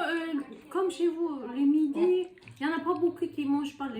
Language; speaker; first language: French; non-native, fluent; Turkish